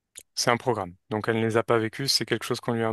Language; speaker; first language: French; native; French